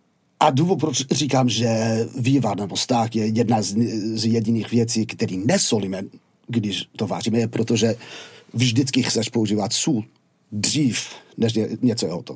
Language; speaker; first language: Czech; non-native, fluent; English